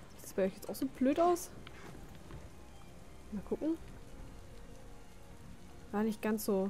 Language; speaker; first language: German; native; German